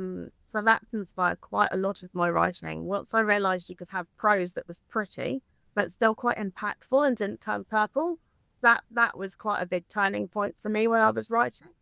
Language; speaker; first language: English; native; English